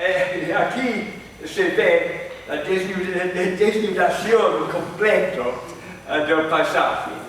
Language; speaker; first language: Spanish; non-native, fluent; English